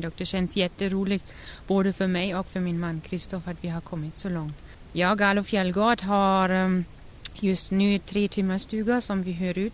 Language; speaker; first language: Swedish; non-native, fluent; German